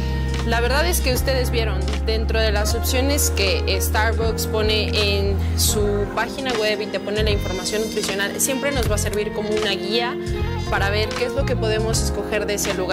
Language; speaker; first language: Spanish; native; Spanish